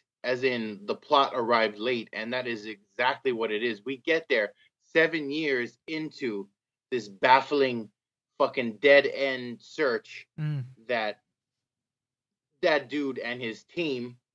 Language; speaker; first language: English; native; English